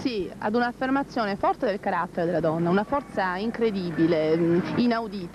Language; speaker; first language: Italian; native; Italian